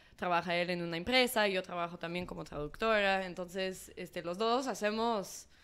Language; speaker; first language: Spanish; non-native, fluent; English